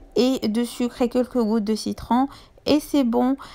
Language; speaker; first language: French; non-native, local second language; Arabic